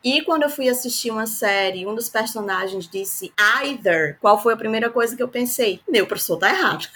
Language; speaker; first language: Portuguese; native; Portuguese